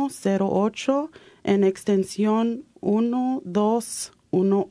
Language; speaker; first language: Spanish; early bilingual, heritage; Spanish